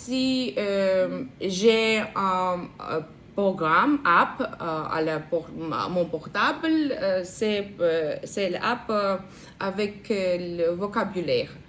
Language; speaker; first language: French; non-native, learner; Russian